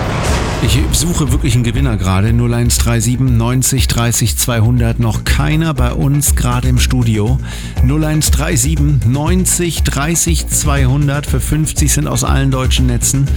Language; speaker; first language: German; native; German